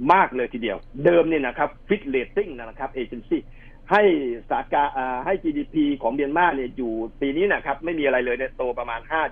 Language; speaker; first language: Thai; native; Thai